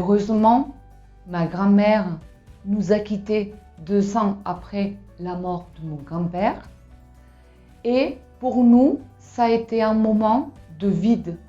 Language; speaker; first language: French; non-native, fluent; Spanish